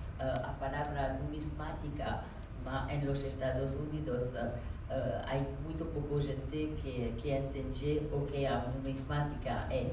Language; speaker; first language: Portuguese; non-native, learner; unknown